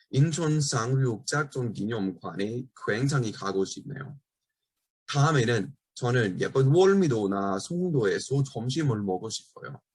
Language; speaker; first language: Korean; non-native, learner; English